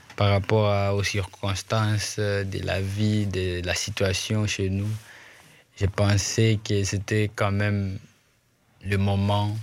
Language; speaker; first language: French; non-native, local second language; Swahili